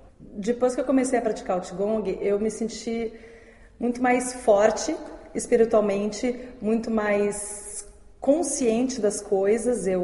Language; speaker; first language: Portuguese; native; Portuguese